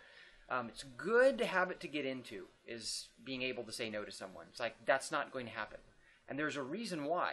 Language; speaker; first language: English; native; English